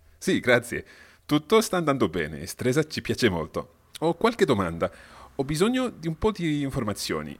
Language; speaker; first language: Italian; non-native, fluent; English